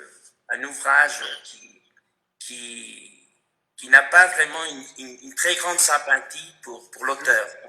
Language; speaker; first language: French; non-native, fluent; Spanish